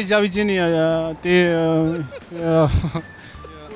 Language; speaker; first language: Russian; non-native, learner; Georgian